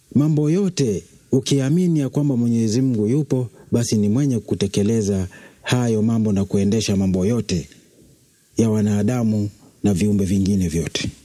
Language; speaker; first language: Swahili; native; Swahili